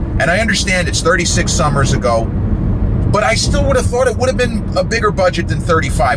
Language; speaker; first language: English; native; English